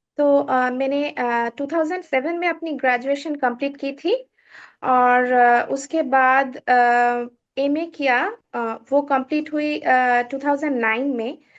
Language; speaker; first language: Hindi; non-native, local second language; Bangla